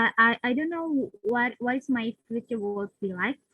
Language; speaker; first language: English; non-native, learner; Indonesian